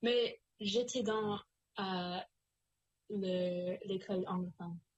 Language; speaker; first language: French; non-native, local second language; English